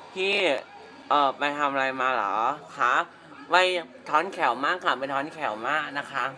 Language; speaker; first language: Thai; native; Thai